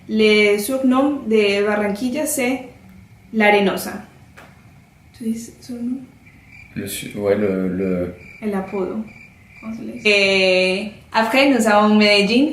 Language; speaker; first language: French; non-native, fluent; Spanish